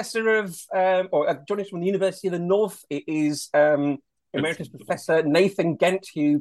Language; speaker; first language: English; native; English